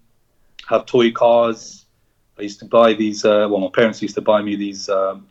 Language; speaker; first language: English; native; English